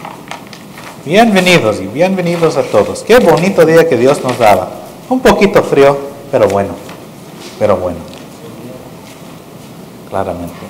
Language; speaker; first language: Spanish; non-native, fluent; English